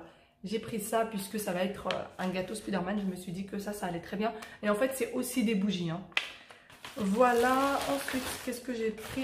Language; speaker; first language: French; native; French